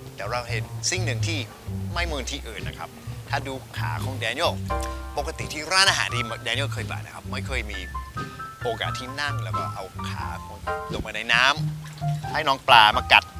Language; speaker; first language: Thai; non-native, fluent; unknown